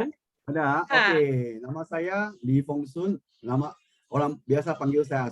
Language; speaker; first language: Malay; non-native, local second language; Min Nan Chinese